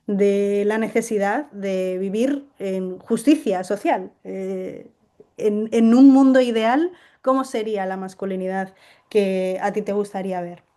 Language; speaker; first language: Spanish; native; Spanish